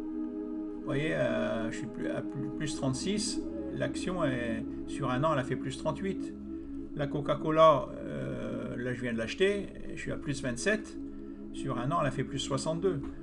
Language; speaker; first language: French; native; French